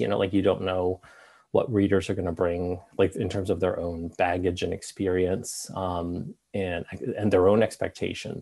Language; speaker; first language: English; native; English